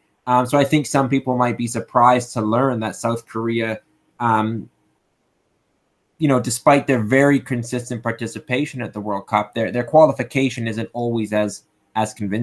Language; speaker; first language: English; native; English